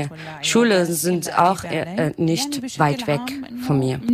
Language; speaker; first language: German; non-native, learner; Arabic